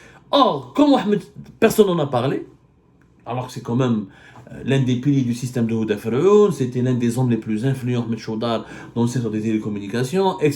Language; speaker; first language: French; non-native, local second language; Arabic